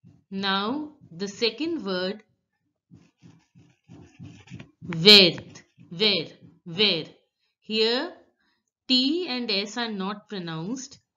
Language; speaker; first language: English; non-native, local second language; Hindi